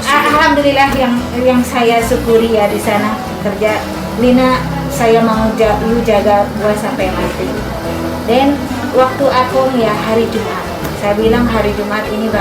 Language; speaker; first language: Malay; non-native, local second language; Sundanese